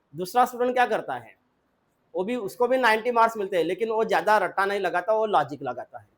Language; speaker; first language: Hindi; non-native, local second language; Marathi